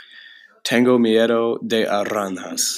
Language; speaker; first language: Spanish; non-native, learner; English